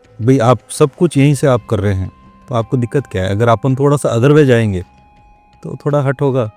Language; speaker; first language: Hindi; non-native, local second language; Marwari